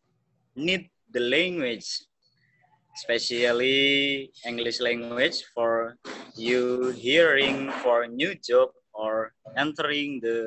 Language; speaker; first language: English; non-native, learner; Indonesian